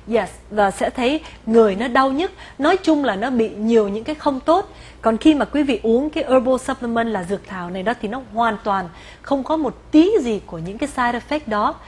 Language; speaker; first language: Vietnamese; native; Vietnamese